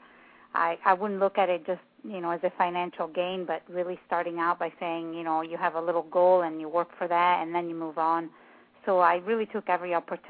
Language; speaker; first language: English; non-native, fluent; Italian